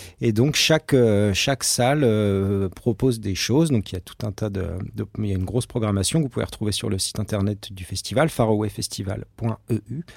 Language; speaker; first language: French; native; French